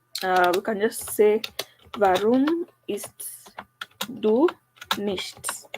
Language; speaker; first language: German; non-native, learner; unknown